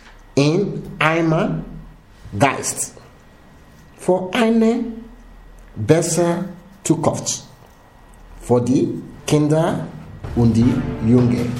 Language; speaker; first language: German; non-native, learner; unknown